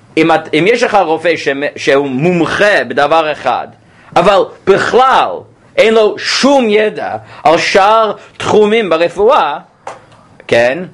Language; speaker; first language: Hebrew; non-native, fluent; English